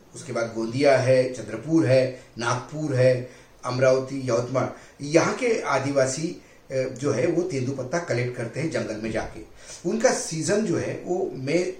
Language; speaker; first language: Hindi; non-native, local second language; Marathi